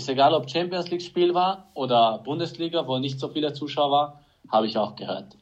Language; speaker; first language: German; non-native, fluent; Hungarian